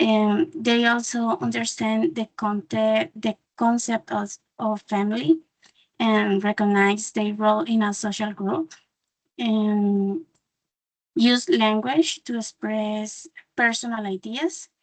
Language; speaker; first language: English; non-native, learner; Spanish